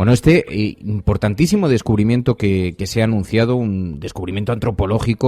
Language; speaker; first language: Spanish; native; Spanish